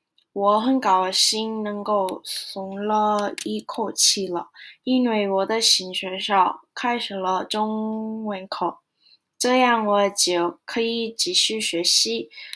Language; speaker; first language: Chinese; non-native, learner; Korean